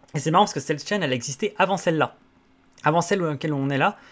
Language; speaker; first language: French; native; French